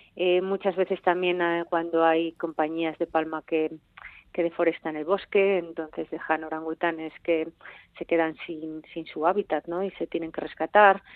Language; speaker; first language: Spanish; native; Spanish